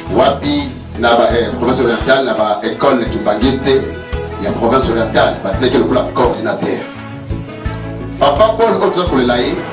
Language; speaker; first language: Lingala; native; Lingala